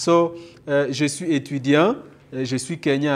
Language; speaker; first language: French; non-native, learner; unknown